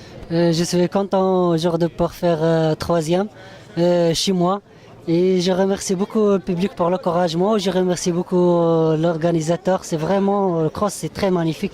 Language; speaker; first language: French; non-native, learner; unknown